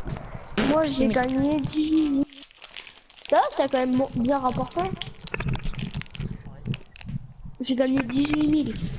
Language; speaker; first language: French; native; French